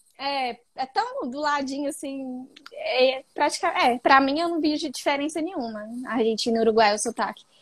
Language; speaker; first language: Portuguese; native; Portuguese